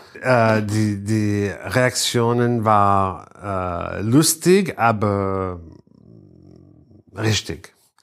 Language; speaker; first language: German; non-native, learner; English